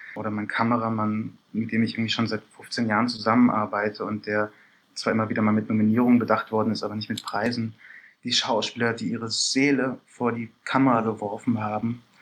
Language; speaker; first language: German; early bilingual, other home language; Persian